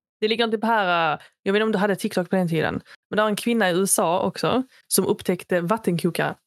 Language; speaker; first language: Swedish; early bilingual, other home language; Arabic